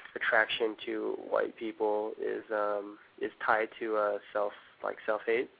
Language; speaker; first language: English; early bilingual, other home language; Korean